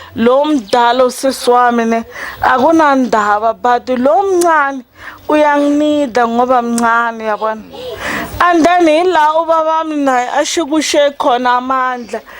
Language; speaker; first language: Zulu; non-native, local second language; Tsonga